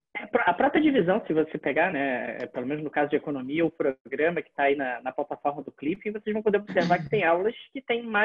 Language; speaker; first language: Portuguese; native; Portuguese